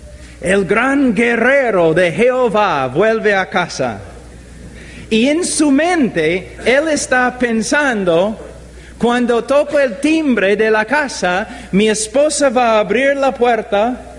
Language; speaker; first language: Spanish; non-native, fluent; English